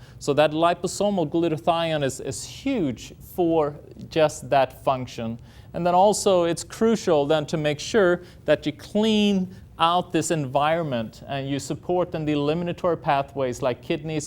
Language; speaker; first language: English; non-native, fluent; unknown